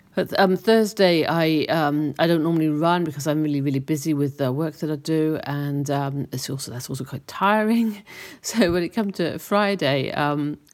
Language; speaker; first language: English; native; English